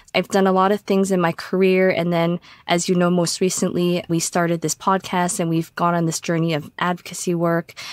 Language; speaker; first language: English; native; English